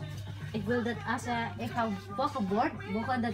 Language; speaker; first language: Dutch; non-native, learner; Filipino